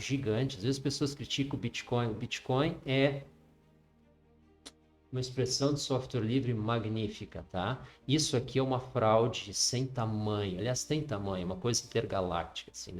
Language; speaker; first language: Portuguese; native; Portuguese